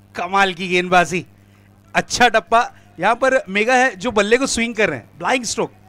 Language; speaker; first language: Hindi; non-native, local second language; Marathi